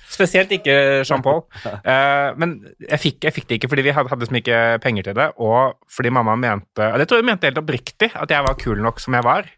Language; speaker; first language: Norwegian; native; Norwegian